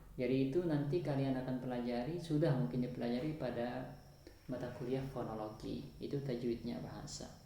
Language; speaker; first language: Indonesian; non-native, local second language; Sasak